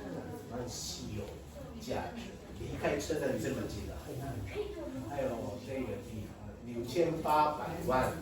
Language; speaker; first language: Chinese; non-native, fluent; Japanese